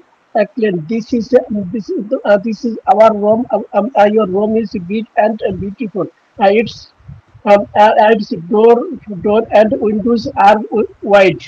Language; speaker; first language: English; non-native, learner; Bangla